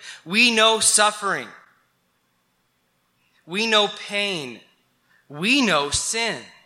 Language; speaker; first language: English; native; English